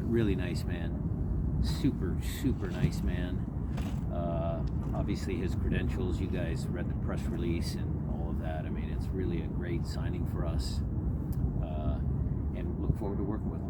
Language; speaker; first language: English; native; English